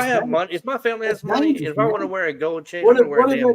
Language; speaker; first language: English; native; English